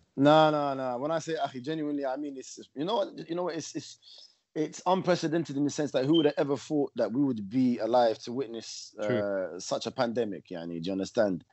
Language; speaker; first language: English; native; English